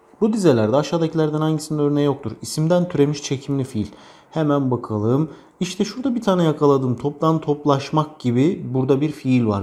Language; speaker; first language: Turkish; native; Turkish